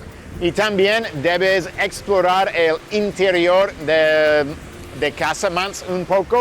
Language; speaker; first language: Spanish; non-native, fluent; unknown